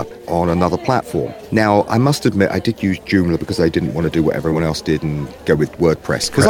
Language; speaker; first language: English; native; English